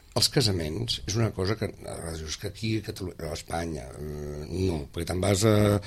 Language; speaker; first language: Catalan; native; Catalan